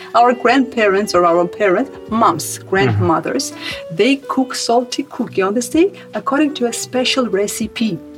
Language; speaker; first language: English; non-native, fluent; Armenian